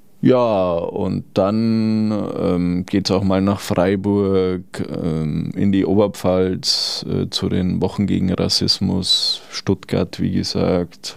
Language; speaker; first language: German; native; German